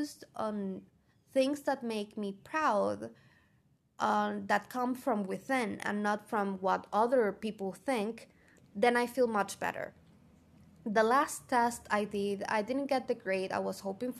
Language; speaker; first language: English; non-native, fluent; Spanish